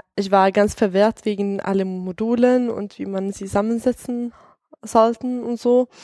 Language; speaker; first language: German; non-native, fluent; Swedish